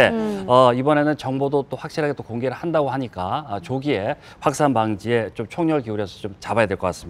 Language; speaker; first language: Korean; native; Korean